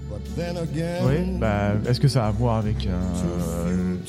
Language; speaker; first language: French; native; French